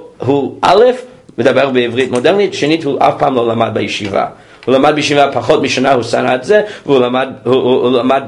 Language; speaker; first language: Hebrew; non-native, fluent; English